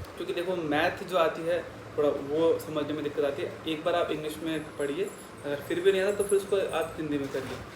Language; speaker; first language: Hindi; native; Hindi